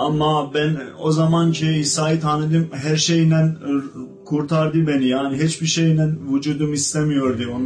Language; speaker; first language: Turkish; non-native, local second language; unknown